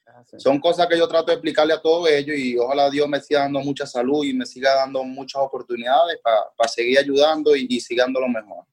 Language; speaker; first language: Spanish; native; Spanish